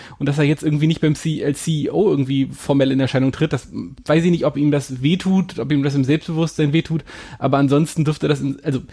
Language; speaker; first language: German; native; German